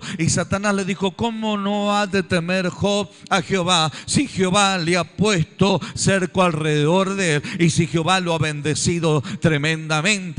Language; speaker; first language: Spanish; native; Spanish